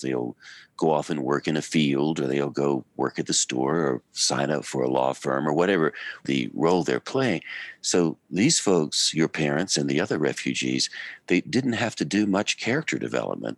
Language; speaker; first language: English; native; English